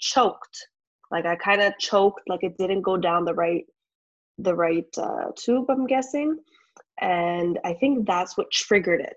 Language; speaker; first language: English; native; English